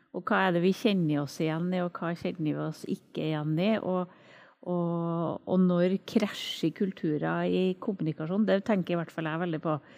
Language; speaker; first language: Norwegian; native; Norwegian